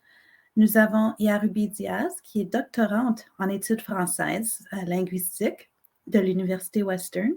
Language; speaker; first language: French; native; French